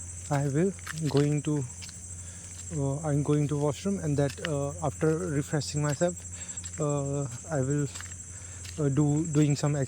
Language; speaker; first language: English; non-native, learner; Hindi